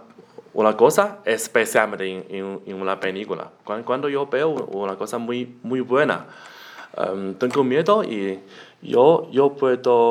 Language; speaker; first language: Spanish; non-native, learner; Chinese